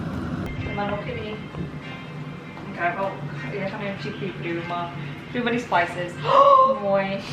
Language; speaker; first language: Afrikaans; non-native, learner; Dutch